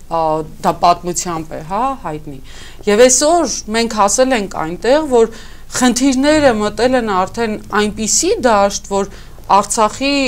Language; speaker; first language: Armenian; native; Armenian